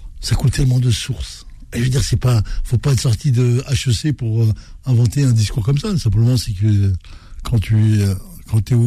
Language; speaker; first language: French; native; French